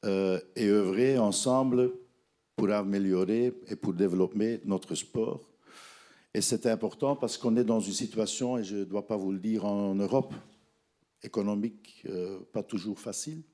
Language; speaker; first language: French; non-native, fluent; Dutch